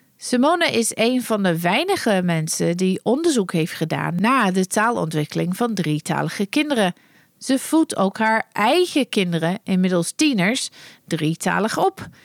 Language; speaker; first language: Dutch; non-native, fluent; English